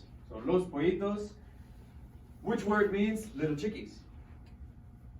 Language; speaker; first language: Spanish; non-native, fluent; English